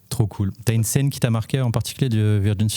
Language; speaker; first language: French; native; French